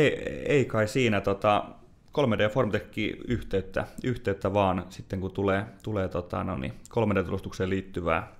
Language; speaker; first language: Finnish; native; Finnish